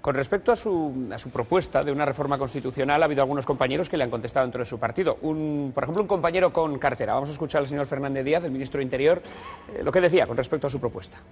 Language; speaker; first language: Spanish; native; Spanish